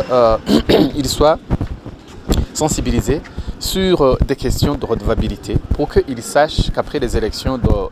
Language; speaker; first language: French; non-native, local second language; Rundi